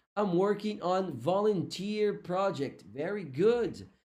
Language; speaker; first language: English; non-native, fluent; Portuguese